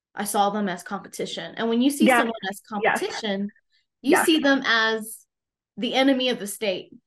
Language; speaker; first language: English; native; English